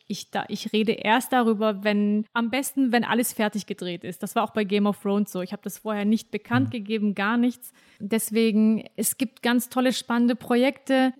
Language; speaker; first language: German; early bilingual, other home language; Turkish